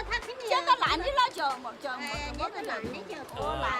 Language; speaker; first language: Chinese; native; Chinese